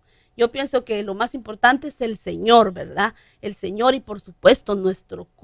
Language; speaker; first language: Spanish; native; Spanish